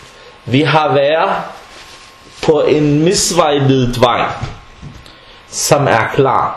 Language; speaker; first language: Danish; non-native, fluent; Arabic